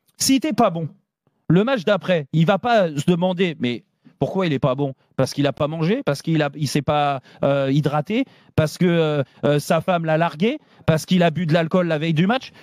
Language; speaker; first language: French; native; French